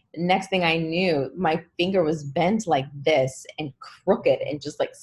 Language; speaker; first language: English; native; English